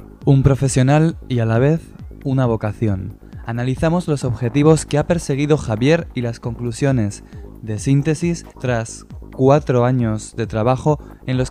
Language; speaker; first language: Spanish; native; Spanish